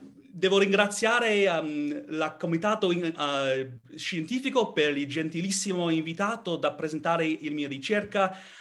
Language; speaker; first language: Italian; non-native, learner; English